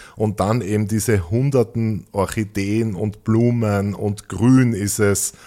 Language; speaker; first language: German; native; German